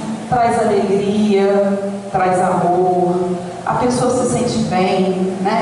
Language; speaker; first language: Portuguese; native; Portuguese